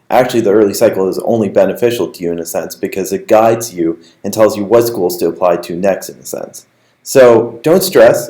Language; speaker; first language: English; native; English